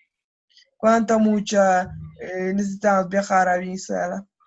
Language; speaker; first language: Spanish; non-native, learner; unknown